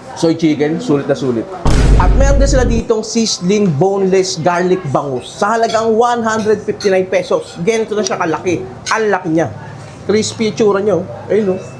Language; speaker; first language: Filipino; native; Filipino